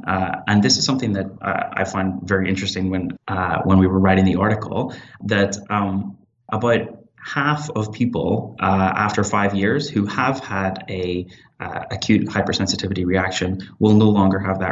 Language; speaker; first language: English; native; English